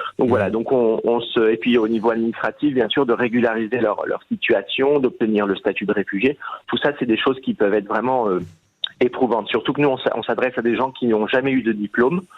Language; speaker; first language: French; native; French